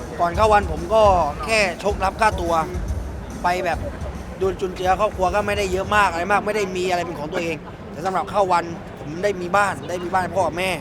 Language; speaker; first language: Thai; native; Thai